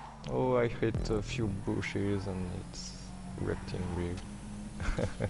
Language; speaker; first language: English; non-native, fluent; French